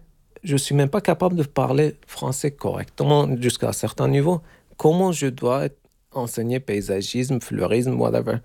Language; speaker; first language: French; non-native, learner; Turkish